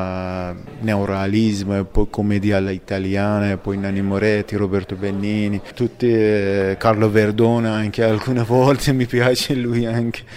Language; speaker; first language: Italian; non-native, fluent; Persian